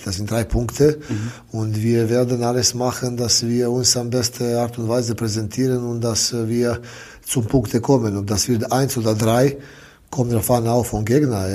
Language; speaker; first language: German; non-native, learner; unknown